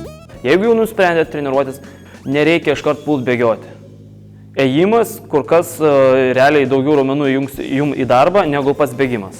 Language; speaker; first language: Lithuanian; native; Lithuanian